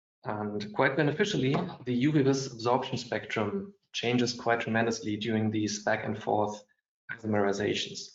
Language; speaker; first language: English; non-native, fluent; German